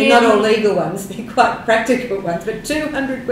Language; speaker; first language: English; native; English